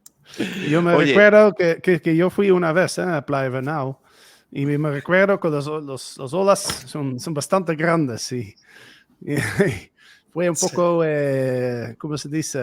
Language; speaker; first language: Spanish; non-native, fluent; Dutch